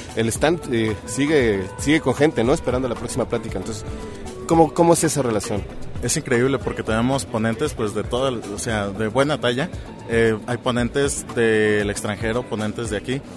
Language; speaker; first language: Spanish; native; Spanish